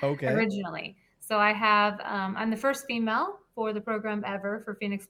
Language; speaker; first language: English; native; English